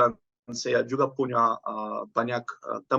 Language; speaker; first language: Indonesian; non-native, learner; Dutch